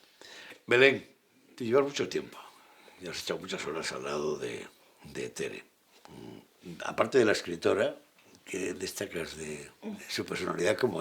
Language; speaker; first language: Spanish; native; Spanish